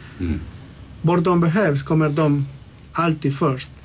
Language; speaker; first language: Swedish; non-native, local second language; Spanish